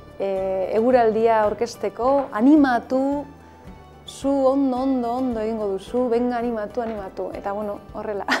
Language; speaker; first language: Basque; non-native, local second language; Spanish